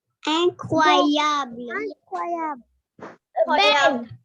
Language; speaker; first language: French; non-native, learner; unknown